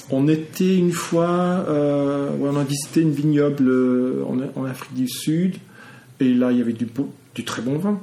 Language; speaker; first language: French; non-native, fluent; English